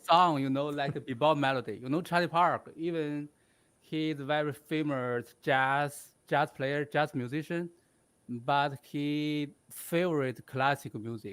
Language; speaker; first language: English; non-native, learner; Chinese